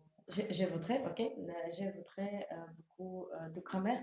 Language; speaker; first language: French; non-native, learner; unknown